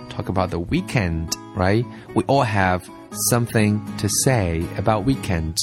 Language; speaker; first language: English; non-native, fluent; Chinese